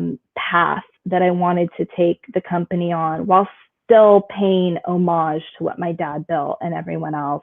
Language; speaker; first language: English; native; English